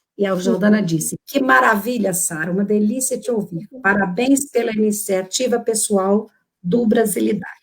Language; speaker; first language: Portuguese; native; Portuguese